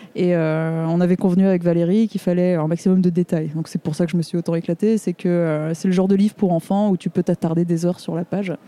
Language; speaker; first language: French; native; French